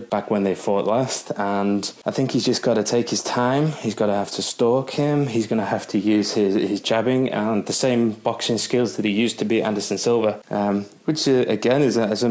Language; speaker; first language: English; native; English